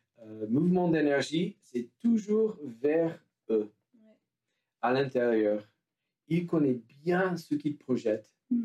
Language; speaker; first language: French; non-native, learner; English